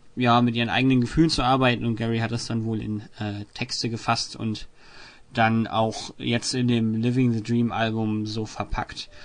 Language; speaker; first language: German; native; German